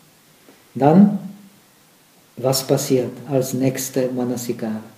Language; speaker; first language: German; non-native, fluent; Czech